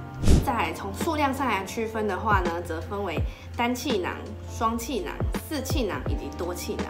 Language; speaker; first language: Chinese; native; Chinese